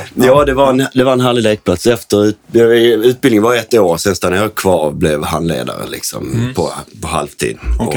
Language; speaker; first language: Swedish; native; Swedish